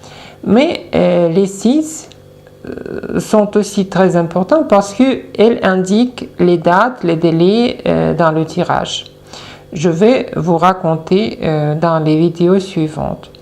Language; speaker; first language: French; non-native, fluent; Russian